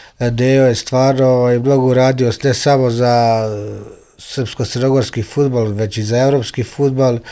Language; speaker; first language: Serbian; native; Serbian